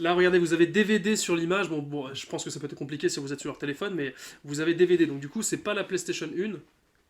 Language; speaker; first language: French; native; French